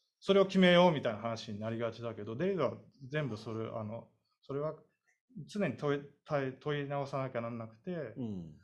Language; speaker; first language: Japanese; native; Japanese